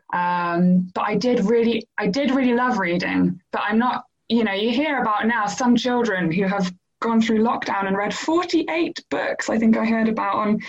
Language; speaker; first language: English; native; English